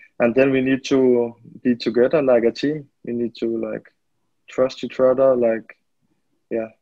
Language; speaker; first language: English; non-native, fluent; Danish